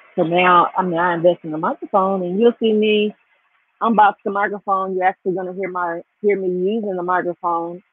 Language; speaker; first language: English; native; English